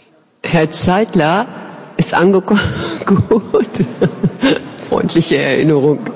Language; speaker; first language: German; native; German